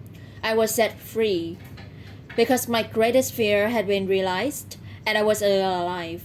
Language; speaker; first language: English; non-native, learner; Vietnamese